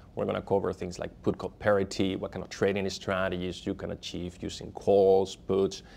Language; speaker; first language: English; non-native, fluent; Spanish